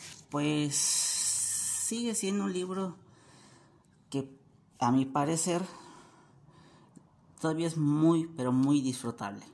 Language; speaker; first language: Spanish; native; Spanish